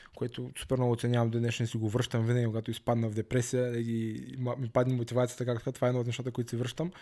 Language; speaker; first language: Bulgarian; native; Bulgarian